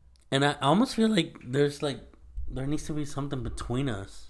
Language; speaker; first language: English; early bilingual, other home language; Spanish